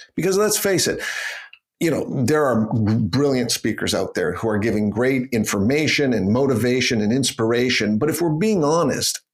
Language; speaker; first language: English; native; English